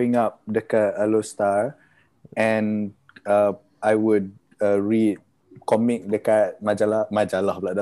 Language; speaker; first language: English; non-native, local second language; Malay